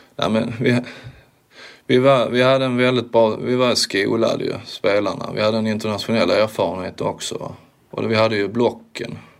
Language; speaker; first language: Swedish; native; Swedish